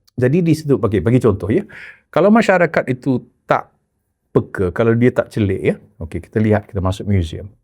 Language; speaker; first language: Malay; early bilingual, heritage; Malay